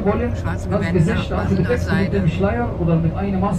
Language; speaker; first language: German; non-native, fluent; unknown